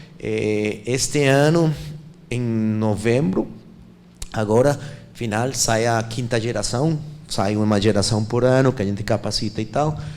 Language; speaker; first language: Portuguese; non-native, fluent; Spanish